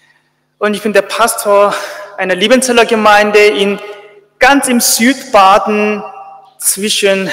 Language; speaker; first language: German; non-native, fluent; Korean